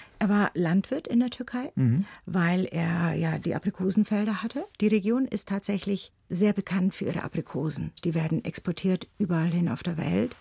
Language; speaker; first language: German; early bilingual, other home language; Turkish